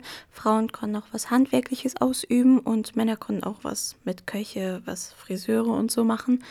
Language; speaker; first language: German; early bilingual, other home language; Arabic